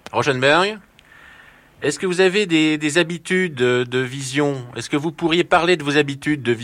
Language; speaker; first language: French; native; French